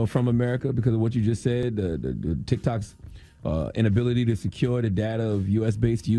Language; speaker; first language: English; native; English